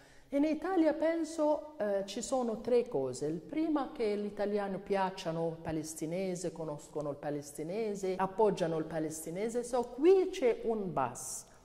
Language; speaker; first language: Italian; non-native, learner; Arabic